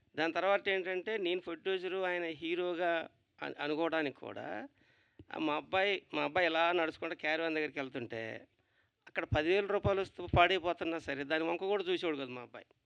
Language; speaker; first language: Telugu; native; Telugu